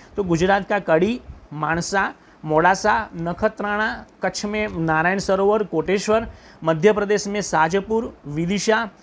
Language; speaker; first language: Hindi; non-native, local second language; Gujarati